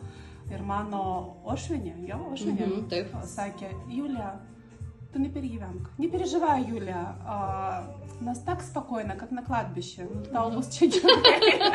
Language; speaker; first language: Lithuanian; non-native, learner; Russian